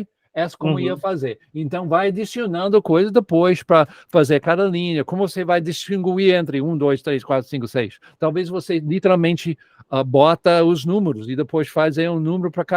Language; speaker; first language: Portuguese; non-native, fluent; English